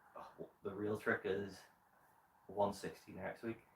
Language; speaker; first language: English; native; English